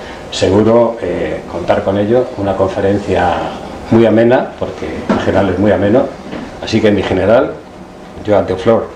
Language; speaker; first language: Spanish; native; Spanish